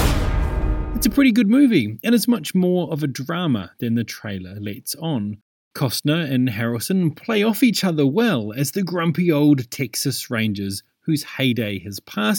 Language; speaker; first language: English; native; English